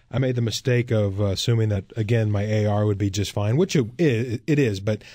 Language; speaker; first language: English; native; English